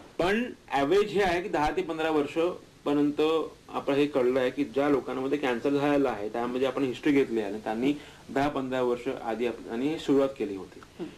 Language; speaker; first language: Marathi; non-native, local second language; Hindi